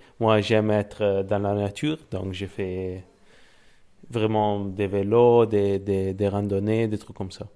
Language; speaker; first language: French; non-native, learner; Italian